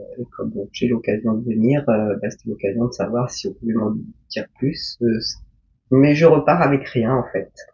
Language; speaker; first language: French; early bilingual, other home language; Korean